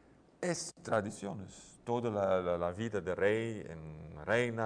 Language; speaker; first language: Spanish; non-native, learner; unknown